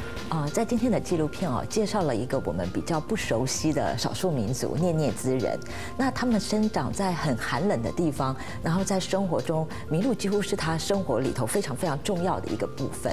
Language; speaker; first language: Chinese; native; Chinese